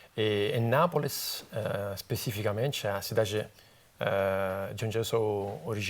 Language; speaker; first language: Portuguese; non-native, fluent; Italian